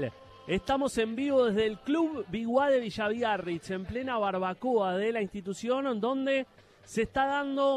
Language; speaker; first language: Spanish; native; Spanish